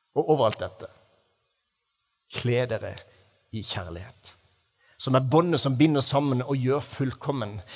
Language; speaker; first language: Norwegian; native; Norwegian